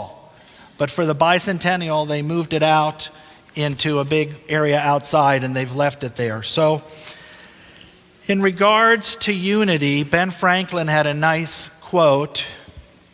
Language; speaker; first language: English; native; English